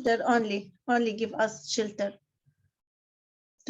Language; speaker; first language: English; non-native, learner; Arabic